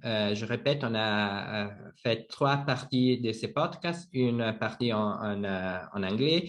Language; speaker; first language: French; non-native, learner; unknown